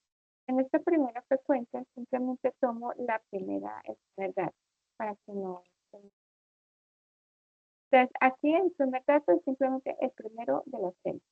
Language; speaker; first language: Spanish; native; Spanish